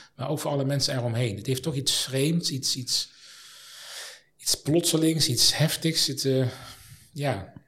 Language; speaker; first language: Dutch; native; Dutch